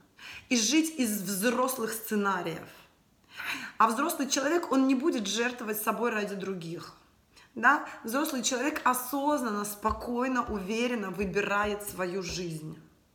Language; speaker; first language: Russian; native; Russian